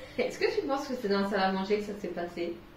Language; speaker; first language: French; native; French